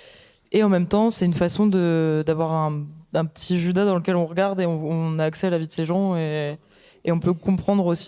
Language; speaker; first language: French; native; French